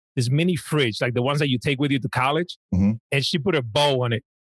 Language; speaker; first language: English; early bilingual, other home language; Spanish